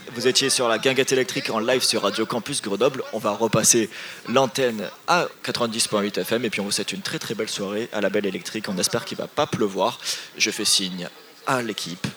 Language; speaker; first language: French; native; French